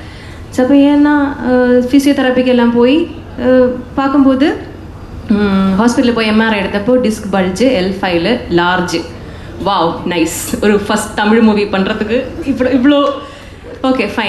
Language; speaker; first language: Tamil; non-native, learner; Malayalam